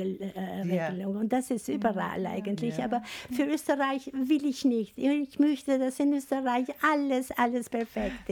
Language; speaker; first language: German; non-native, fluent; Albanian